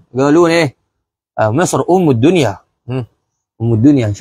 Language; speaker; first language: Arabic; non-native, fluent; Malay